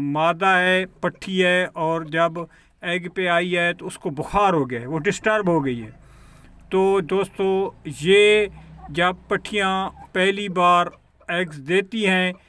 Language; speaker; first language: Urdu; non-native, local second language; Punjabi